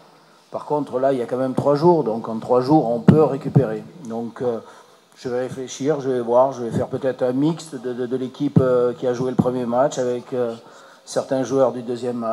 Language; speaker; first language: French; native; French